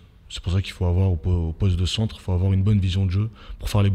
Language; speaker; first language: French; native; French